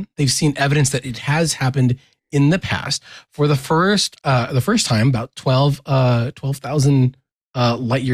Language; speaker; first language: English; native; English